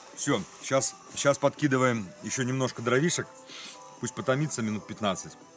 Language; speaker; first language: Russian; native; Russian